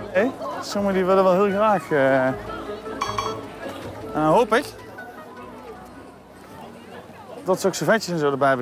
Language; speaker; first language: Dutch; native; Dutch